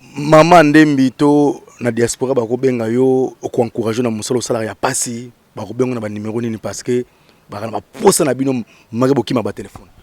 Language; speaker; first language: Lingala; native; Lingala